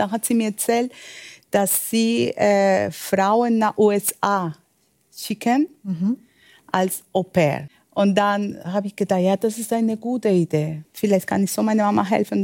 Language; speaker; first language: German; non-native, fluent; Spanish